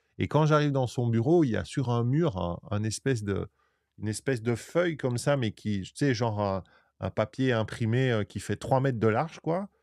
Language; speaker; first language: French; native; French